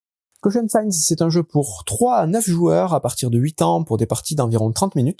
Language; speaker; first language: French; native; French